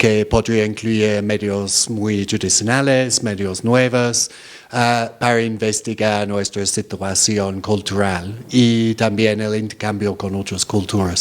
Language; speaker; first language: Spanish; non-native, fluent; English